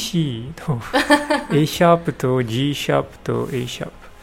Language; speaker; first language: Japanese; non-native, learner; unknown